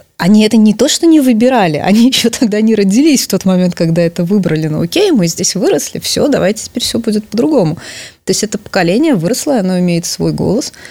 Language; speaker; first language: Russian; native; Russian